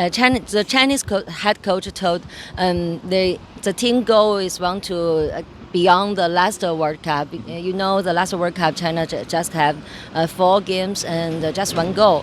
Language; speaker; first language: English; non-native, learner; Chinese